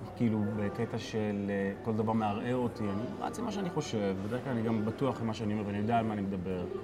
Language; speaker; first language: Hebrew; native; Hebrew